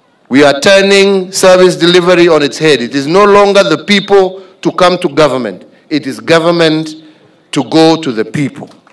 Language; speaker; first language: English; non-native, local second language; Kikuyu